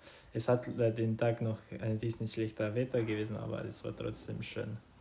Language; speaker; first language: German; non-native, fluent; Croatian